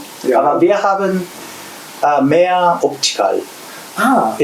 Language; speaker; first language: German; non-native, learner; Japanese